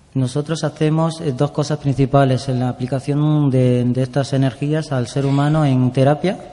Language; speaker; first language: Spanish; native; Spanish